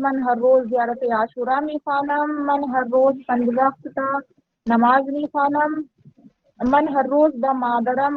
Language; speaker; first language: Persian; non-native, learner; Urdu